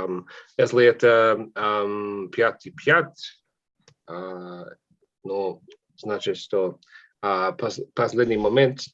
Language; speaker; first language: Russian; non-native, fluent; English